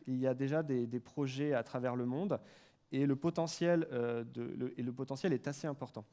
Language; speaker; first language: French; native; French